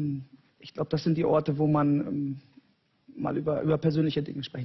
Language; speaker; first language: German; native; German